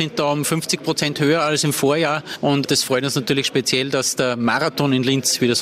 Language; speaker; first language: German; native; German